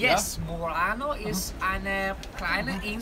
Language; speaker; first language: German; non-native, learner; Italian